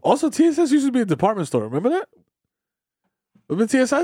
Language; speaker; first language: English; early bilingual, other home language; Spanish